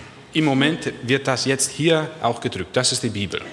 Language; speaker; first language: German; non-native, learner; Dutch